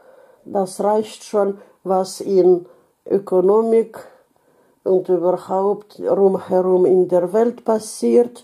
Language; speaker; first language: German; non-native, fluent; Russian